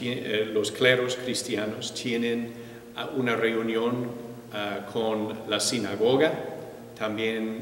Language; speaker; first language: Spanish; non-native, fluent; English